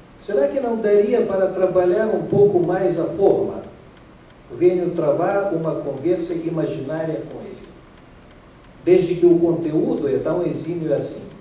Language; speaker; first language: Portuguese; non-native, fluent; Russian